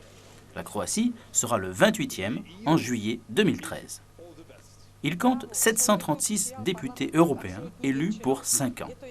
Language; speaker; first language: French; native; French